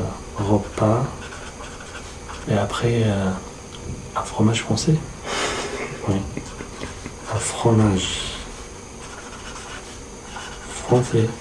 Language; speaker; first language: French; non-native, fluent; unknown